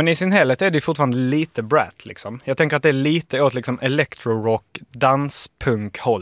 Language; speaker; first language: Swedish; native; Swedish